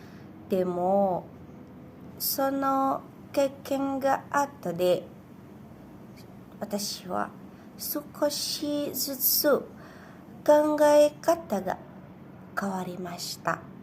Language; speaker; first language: Japanese; non-native, learner; Indonesian